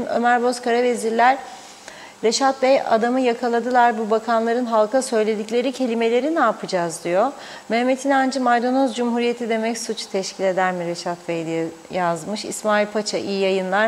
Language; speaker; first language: Turkish; native; Turkish